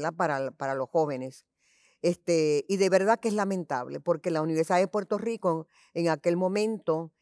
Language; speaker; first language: Spanish; early bilingual, heritage; Spanish